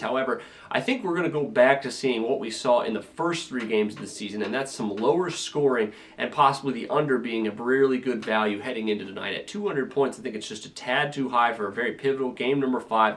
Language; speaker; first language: English; native; English